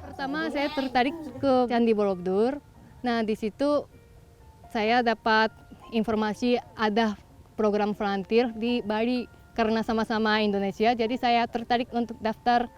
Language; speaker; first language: Indonesian; non-native, fluent; Japanese